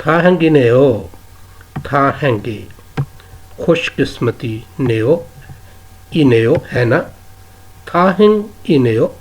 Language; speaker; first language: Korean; non-native, fluent; Urdu